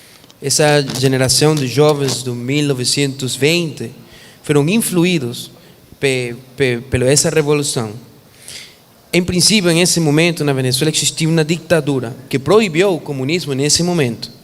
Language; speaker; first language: Portuguese; non-native, fluent; Spanish